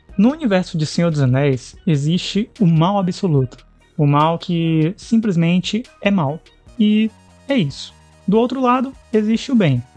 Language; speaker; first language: Portuguese; native; Portuguese